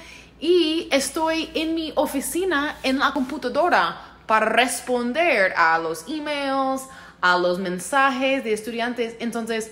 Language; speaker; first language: Spanish; non-native, learner; English